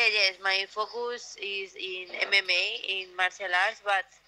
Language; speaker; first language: English; non-native, learner; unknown